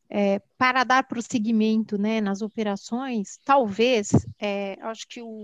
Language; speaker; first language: Portuguese; native; Portuguese